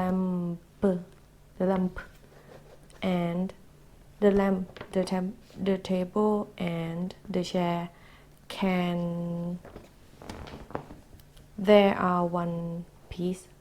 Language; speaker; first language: English; non-native, learner; Thai